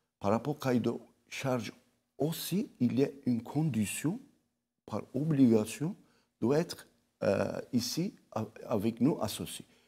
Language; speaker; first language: French; non-native, local second language; Arabic